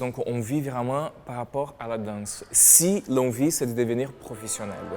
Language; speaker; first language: French; non-native, fluent; Portuguese